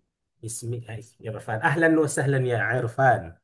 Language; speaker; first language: Arabic; non-native, fluent; Indonesian